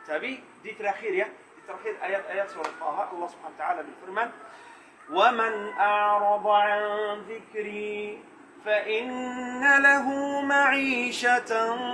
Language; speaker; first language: Indonesian; non-native, learner; Arabic